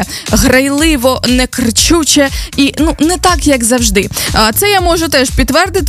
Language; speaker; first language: Ukrainian; native; Ukrainian